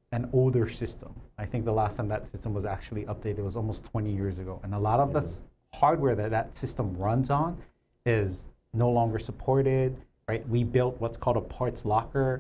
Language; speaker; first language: English; native; English